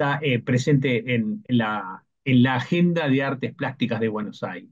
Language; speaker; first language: Spanish; native; Spanish